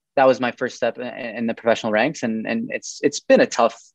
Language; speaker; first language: English; early bilingual, other home language; Arabic